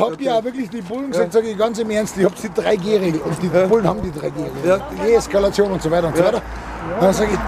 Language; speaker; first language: German; native; German